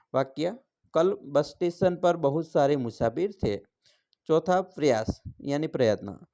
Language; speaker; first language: Hindi; non-native, local second language; Gujarati